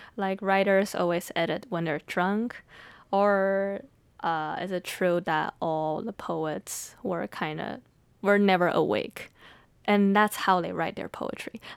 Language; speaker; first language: English; early bilingual, other home language; Chinese